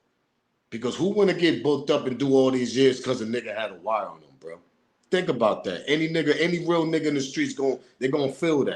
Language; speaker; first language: English; native; English